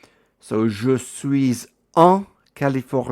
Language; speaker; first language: French; non-native, fluent; English